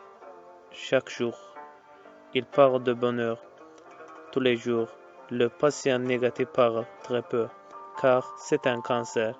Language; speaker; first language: French; non-native, fluent; Azerbaijani